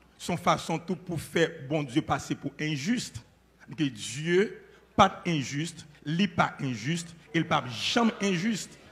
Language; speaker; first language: French; non-native, local second language; Haitian Creole